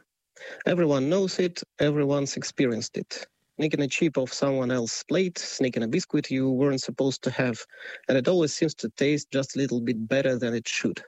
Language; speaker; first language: English; non-native, fluent; Russian